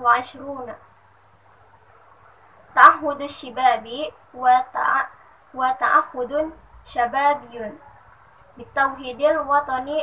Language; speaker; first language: Arabic; non-native, learner; Indonesian